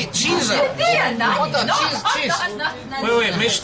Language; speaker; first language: Japanese; non-native, learner; English